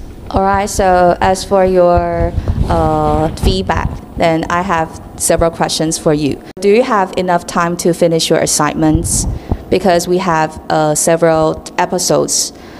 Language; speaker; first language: English; non-native, fluent; Chinese